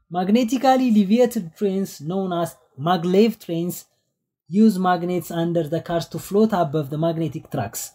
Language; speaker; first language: English; non-native, local second language; Amharic